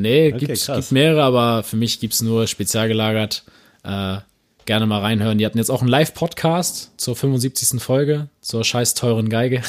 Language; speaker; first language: German; native; German